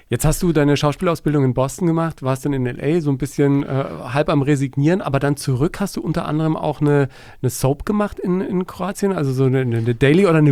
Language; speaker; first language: German; native; German